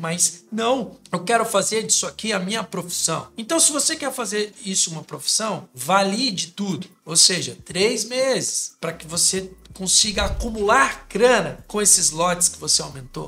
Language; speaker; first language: Portuguese; native; Portuguese